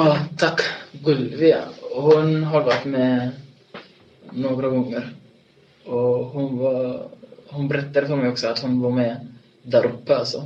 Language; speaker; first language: Swedish; non-native, fluent; Tigrinya